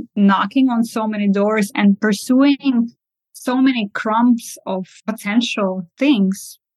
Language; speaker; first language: English; early bilingual, other home language; Russian